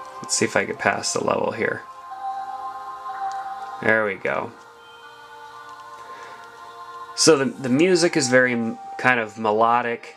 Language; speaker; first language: English; native; English